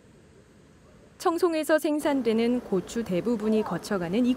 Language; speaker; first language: Korean; native; Korean